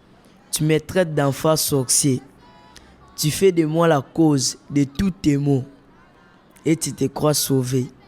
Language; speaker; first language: French; non-native, local second language; Lingala